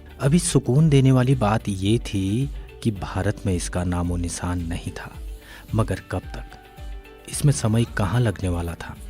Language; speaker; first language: Hindi; native; Hindi